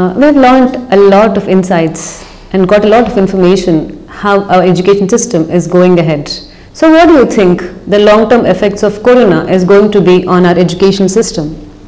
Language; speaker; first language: English; non-native, local second language; Kannada